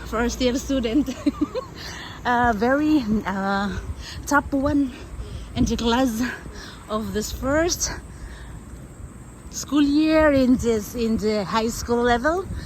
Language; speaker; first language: English; non-native, local second language; Cebuano